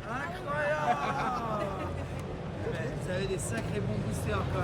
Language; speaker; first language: French; native; French